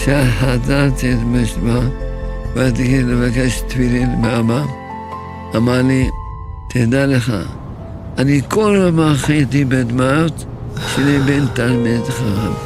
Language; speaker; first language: Hebrew; early bilingual, other home language; Arabic